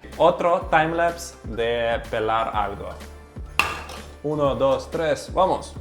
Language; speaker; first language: Spanish; non-native, fluent; Russian